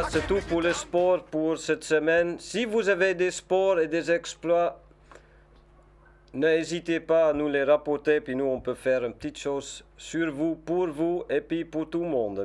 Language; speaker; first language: French; non-native, learner; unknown